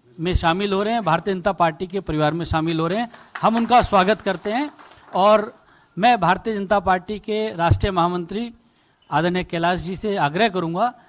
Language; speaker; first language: Hindi; native; Hindi